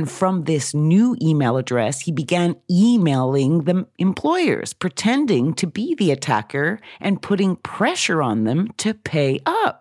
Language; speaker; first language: English; native; English